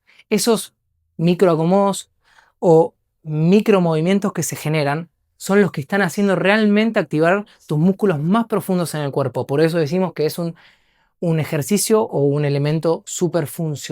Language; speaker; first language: Spanish; native; Spanish